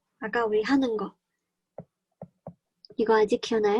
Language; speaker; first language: Korean; non-native, fluent; Chinese